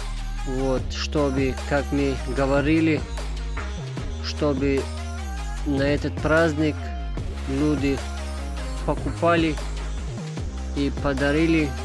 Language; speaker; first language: Russian; non-native, fluent; Tajik